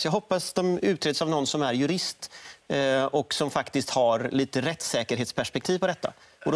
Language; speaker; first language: Swedish; native; Swedish